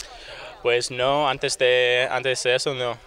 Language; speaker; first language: Spanish; non-native, learner; English